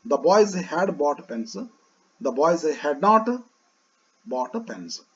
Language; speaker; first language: English; non-native, local second language; Kannada